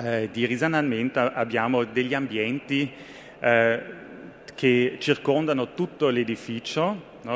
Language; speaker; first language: Italian; non-native, fluent; German